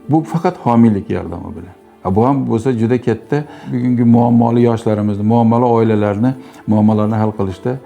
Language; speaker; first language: Uzbek; native; Uzbek